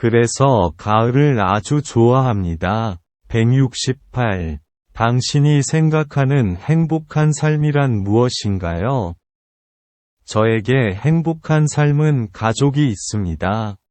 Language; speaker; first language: Korean; non-native, learner; Vietnamese